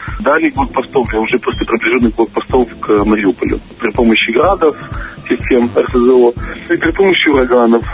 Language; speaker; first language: Russian; native; Russian